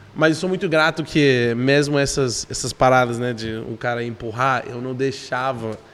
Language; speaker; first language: Portuguese; non-native, fluent; English